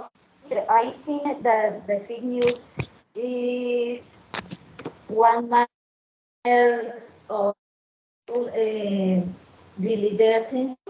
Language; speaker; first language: English; non-native, learner; Spanish